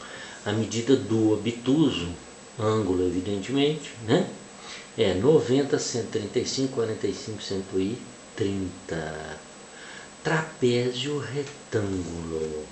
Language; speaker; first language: Portuguese; native; Portuguese